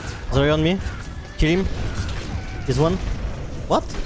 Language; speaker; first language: English; non-native, learner; French